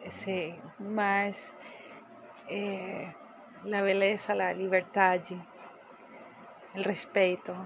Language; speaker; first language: Portuguese; non-native, fluent; Spanish